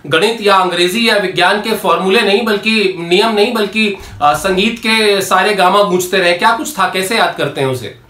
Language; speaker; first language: Hindi; native; Hindi